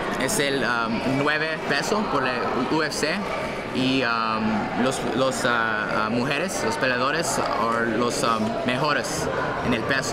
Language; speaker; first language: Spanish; early bilingual, heritage; English